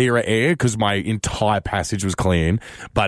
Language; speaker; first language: English; native; English